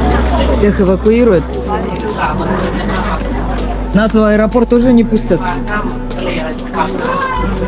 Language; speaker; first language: Russian; native; Russian